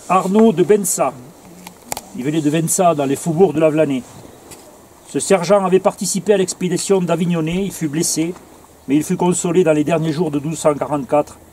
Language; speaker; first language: French; native; French